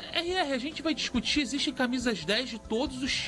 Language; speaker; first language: Portuguese; native; Portuguese